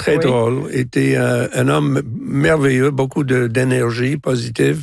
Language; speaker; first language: French; non-native, local second language; English